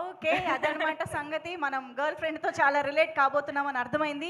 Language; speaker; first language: Telugu; native; Telugu